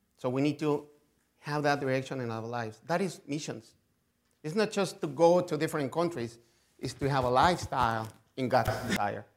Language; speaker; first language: English; non-native, fluent; Spanish